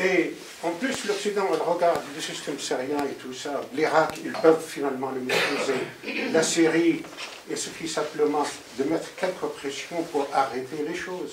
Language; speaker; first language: French; non-native, fluent; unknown